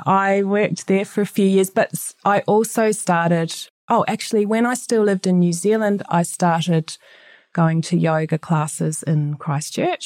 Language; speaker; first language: English; native; English